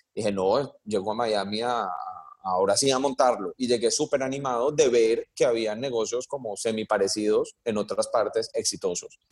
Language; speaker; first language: Spanish; early bilingual, heritage; Spanish